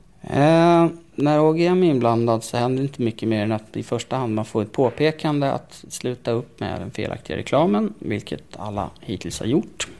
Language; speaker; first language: Swedish; native; Swedish